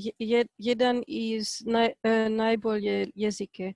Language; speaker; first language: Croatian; non-native, learner; Polish